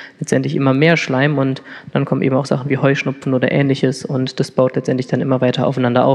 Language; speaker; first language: German; native; German